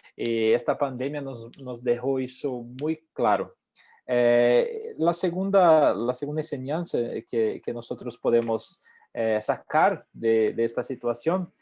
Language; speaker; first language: Spanish; non-native, fluent; Portuguese